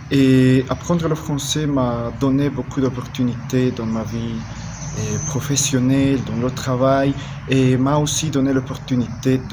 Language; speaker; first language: French; non-native, learner; Spanish